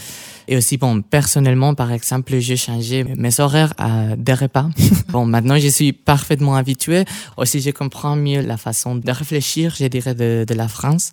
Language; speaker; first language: French; non-native, fluent; Spanish